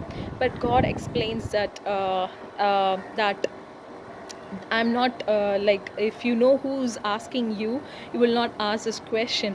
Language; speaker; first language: English; non-native, local second language; Tamil